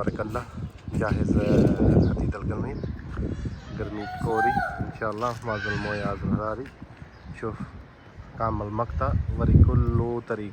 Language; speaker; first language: Arabic; non-native, learner; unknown